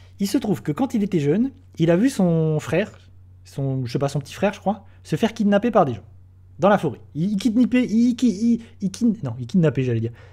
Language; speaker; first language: French; native; French